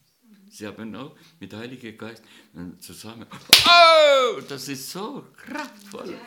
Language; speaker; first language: German; non-native, learner; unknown